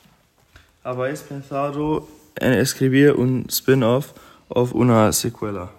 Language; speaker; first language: Spanish; non-native, learner; German